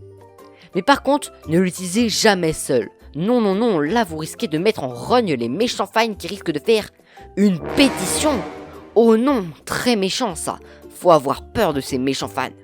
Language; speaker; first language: French; native; French